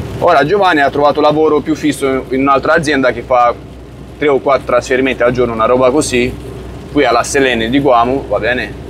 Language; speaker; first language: Italian; non-native, fluent; Romanian